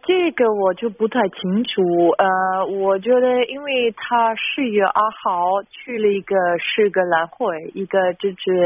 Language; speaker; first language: Chinese; non-native, fluent; German